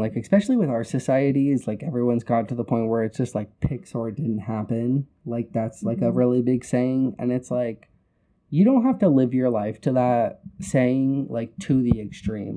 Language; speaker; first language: English; native; English